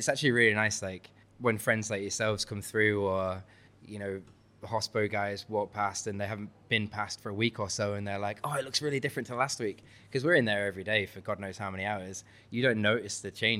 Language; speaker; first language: English; native; English